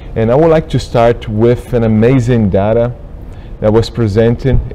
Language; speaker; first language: English; non-native, fluent; Portuguese